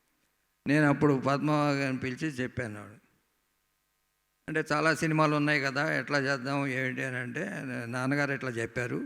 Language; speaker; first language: Telugu; native; Telugu